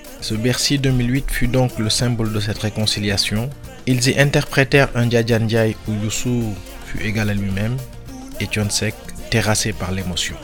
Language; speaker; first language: French; non-native, local second language; Wolof